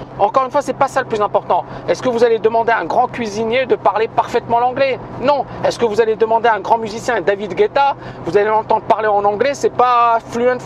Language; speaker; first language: French; non-native, local second language; Arabic